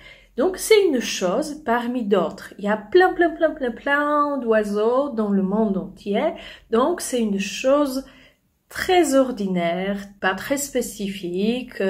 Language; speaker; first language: French; non-native, fluent; Polish